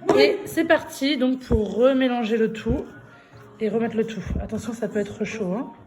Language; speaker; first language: French; early bilingual, other home language; Arabic